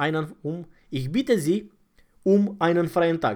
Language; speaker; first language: German; non-native, fluent; Romanian